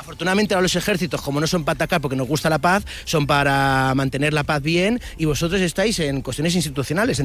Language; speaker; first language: Spanish; native; Spanish